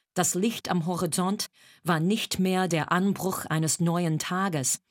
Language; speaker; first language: German; non-native, fluent; English